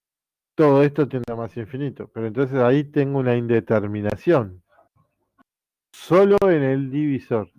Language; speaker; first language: Spanish; native; Spanish